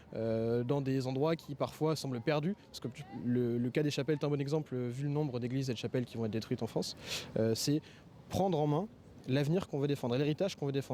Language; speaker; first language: French; native; French